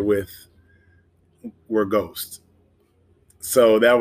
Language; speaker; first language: English; native; English